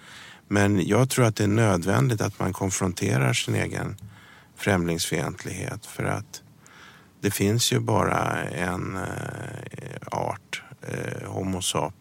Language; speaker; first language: Swedish; early bilingual, other home language; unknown